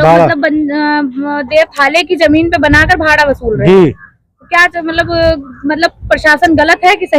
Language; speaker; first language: Hindi; native; Hindi